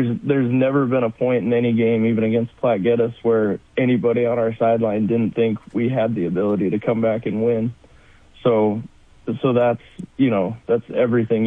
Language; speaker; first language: English; native; English